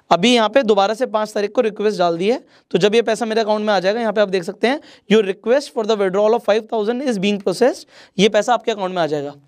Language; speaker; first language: Hindi; non-native, local second language; Marathi